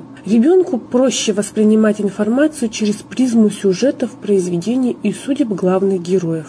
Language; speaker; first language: Russian; native; Russian